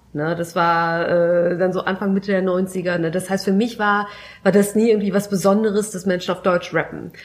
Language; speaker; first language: German; native; German